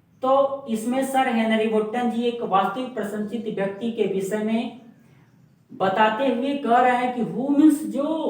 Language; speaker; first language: Hindi; native; Hindi